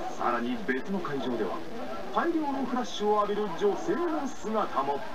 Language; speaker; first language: Japanese; native; Japanese